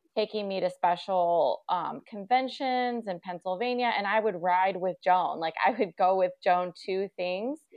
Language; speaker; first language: English; native; English